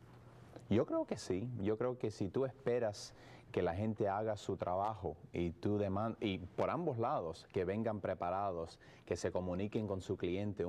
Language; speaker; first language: Spanish; early bilingual, heritage; Spanish